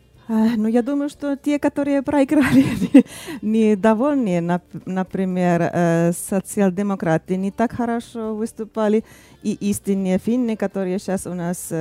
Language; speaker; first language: Russian; non-native, fluent; Finnish